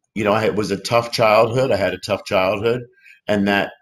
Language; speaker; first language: English; native; English